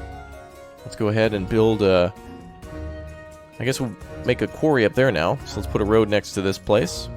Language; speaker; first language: English; native; English